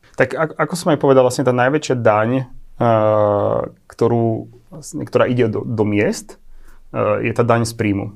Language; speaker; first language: Slovak; native; Slovak